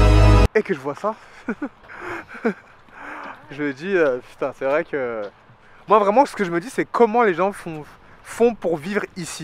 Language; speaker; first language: French; native; French